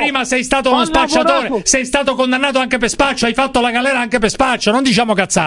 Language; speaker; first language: Italian; native; Italian